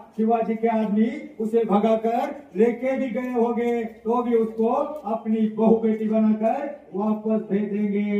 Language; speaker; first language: Hindi; non-native, local second language; Marathi